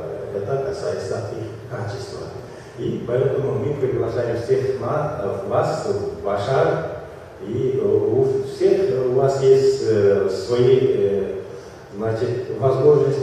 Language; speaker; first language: Russian; non-native, local second language; Kyrgyz